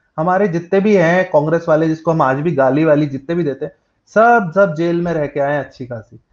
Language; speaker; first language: Hindi; native; Hindi